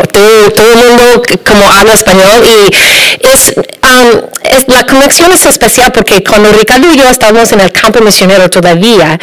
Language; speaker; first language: Spanish; early bilingual, heritage; Spanish